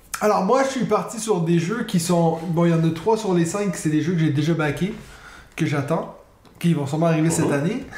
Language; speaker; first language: French; native; French